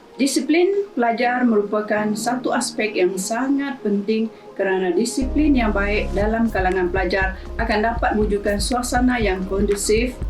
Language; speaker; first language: Malay; non-native, local second language; Iban